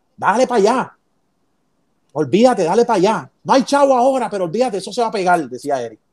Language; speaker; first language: Spanish; native; Spanish